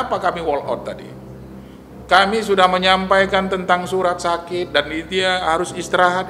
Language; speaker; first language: Indonesian; native; Indonesian